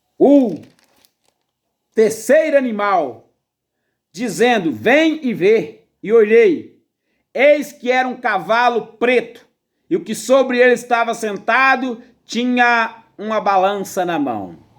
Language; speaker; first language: Portuguese; native; Portuguese